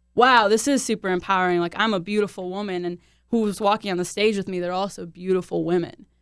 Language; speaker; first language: English; early bilingual, other home language; Hindi